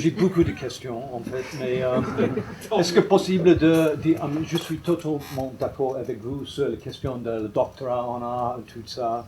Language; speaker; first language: French; non-native, fluent; English